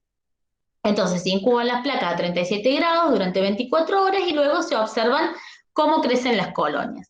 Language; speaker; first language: Spanish; native; Spanish